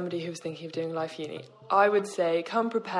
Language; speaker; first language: English; native; English